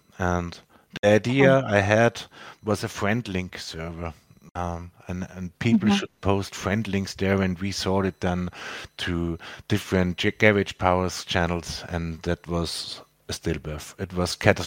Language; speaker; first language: English; non-native, fluent; German